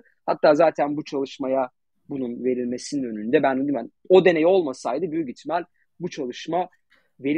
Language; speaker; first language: Turkish; native; Turkish